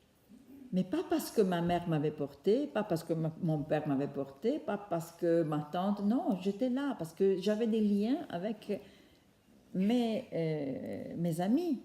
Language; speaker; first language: French; non-native, fluent; Italian